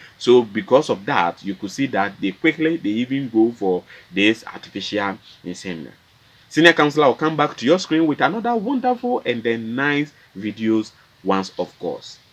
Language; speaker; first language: English; non-native, local second language; Akan